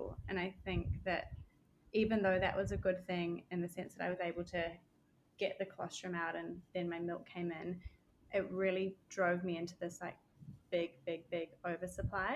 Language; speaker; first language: English; native; English